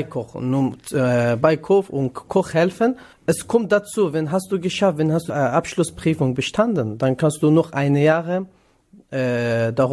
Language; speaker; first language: German; non-native, learner; Kurdish